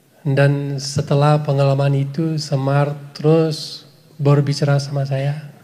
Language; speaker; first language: Indonesian; non-native, fluent; English